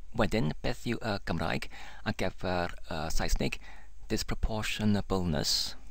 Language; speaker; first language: Welsh; non-native, learner; English